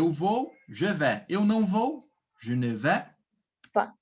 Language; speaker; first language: French; non-native, fluent; Portuguese